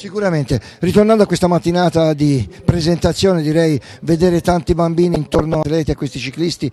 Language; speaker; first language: Italian; native; Italian